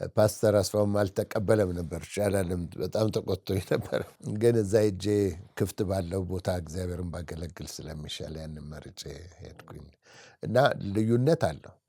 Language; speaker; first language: Amharic; native; Amharic